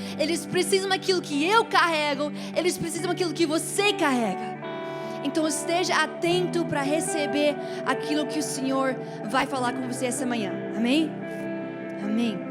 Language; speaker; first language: Portuguese; non-native, fluent; English